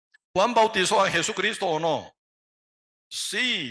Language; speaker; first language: Spanish; non-native, learner; Korean